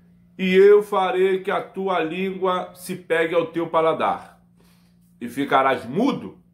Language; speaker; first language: Portuguese; native; Portuguese